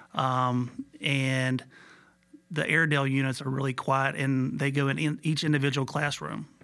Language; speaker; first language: English; native; English